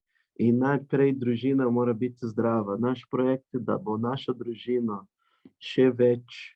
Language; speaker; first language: Slovenian; non-native, learner; Portuguese